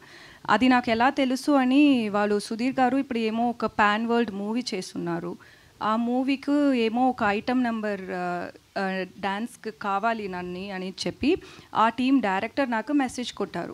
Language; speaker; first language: Telugu; non-native, learner; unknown